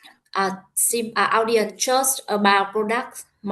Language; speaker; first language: English; non-native, learner; Vietnamese